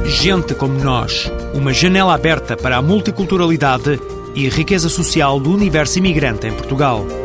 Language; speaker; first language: Portuguese; non-native, local second language; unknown